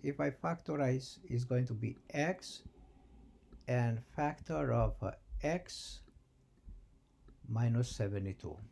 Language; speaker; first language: English; non-native, fluent; Albanian